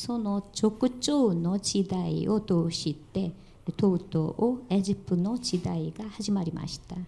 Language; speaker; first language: Japanese; non-native, fluent; Korean